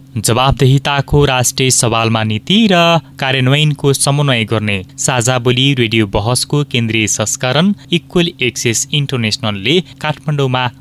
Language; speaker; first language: Nepali; native; Nepali